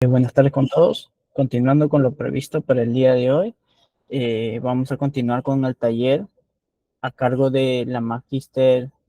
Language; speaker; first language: Spanish; native; Spanish